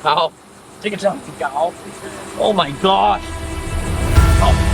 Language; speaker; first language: Chinese; non-native, fluent; English